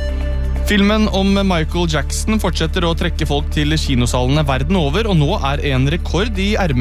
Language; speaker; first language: Norwegian; native; Norwegian